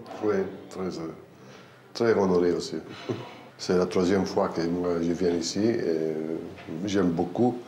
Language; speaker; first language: French; non-native, fluent; Italian